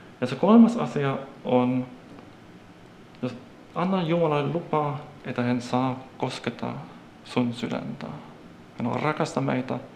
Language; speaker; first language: Finnish; non-native, fluent; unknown